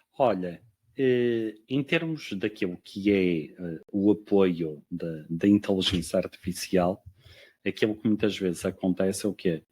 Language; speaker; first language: Portuguese; native; Portuguese